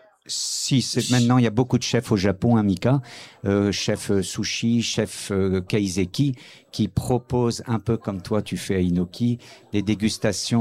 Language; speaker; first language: French; native; French